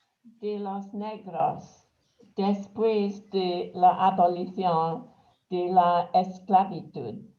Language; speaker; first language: Spanish; non-native, fluent; English